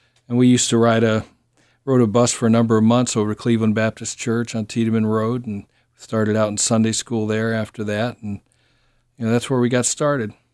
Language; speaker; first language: English; native; English